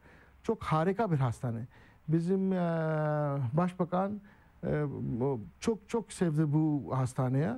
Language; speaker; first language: Turkish; non-native, learner; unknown